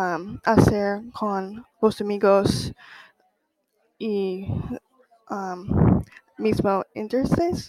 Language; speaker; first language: Spanish; non-native, learner; English